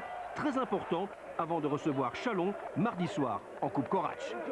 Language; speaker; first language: French; native; French